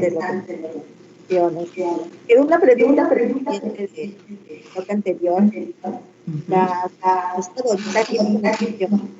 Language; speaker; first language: Spanish; native; Spanish